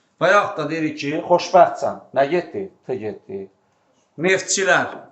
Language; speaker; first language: Azerbaijani; native; Azerbaijani